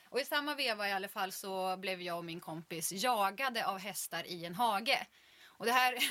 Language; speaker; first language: Swedish; native; Swedish